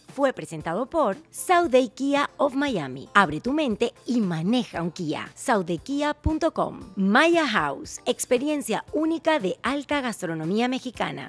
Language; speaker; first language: Spanish; native; Spanish